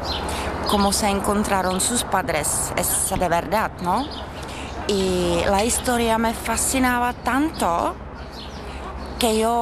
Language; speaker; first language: Spanish; non-native, learner; Czech